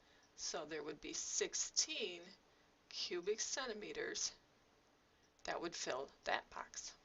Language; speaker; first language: English; native; English